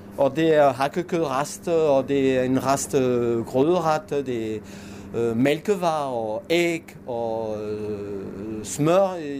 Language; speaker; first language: Danish; non-native, fluent; French